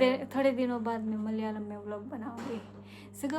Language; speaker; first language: Hindi; non-native, local second language; Gujarati